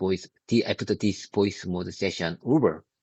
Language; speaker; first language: English; non-native, learner; Korean